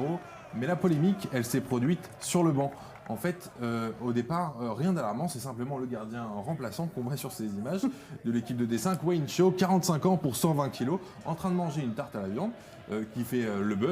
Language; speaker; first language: French; native; French